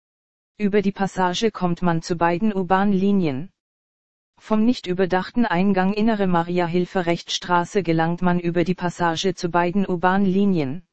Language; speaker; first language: German; native; German